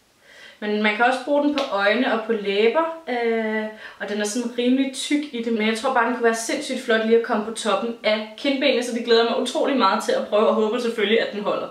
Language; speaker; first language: Danish; native; Danish